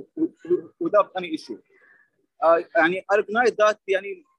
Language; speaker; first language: English; non-native, learner; Arabic